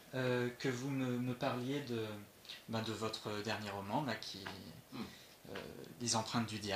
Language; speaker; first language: French; native; French